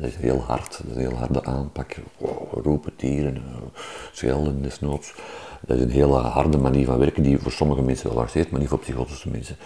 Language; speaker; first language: Dutch; native; Dutch